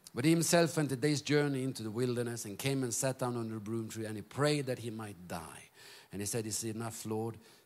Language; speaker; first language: English; non-native, fluent; Norwegian